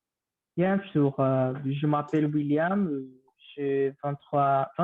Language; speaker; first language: French; non-native, learner; Spanish